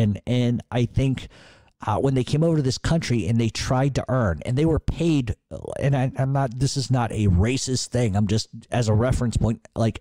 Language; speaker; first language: English; native; English